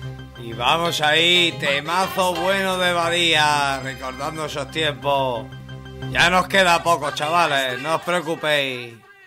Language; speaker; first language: Spanish; native; Spanish